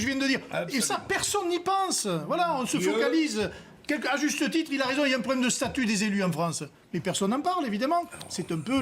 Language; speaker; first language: French; native; French